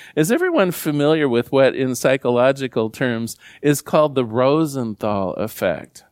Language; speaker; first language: English; native; English